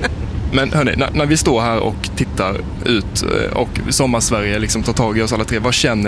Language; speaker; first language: Swedish; native; Swedish